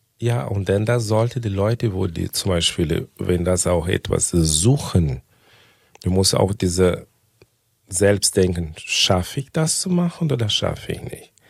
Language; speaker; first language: German; non-native, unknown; Portuguese